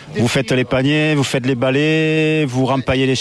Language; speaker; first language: French; native; French